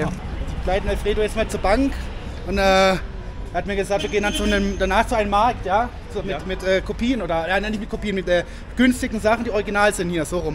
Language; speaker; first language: German; native; German